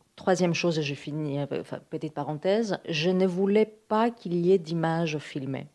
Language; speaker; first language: French; non-native, fluent; Greek